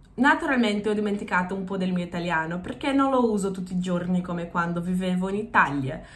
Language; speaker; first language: Italian; non-native, fluent; Portuguese